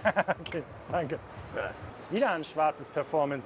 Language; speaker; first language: German; native; German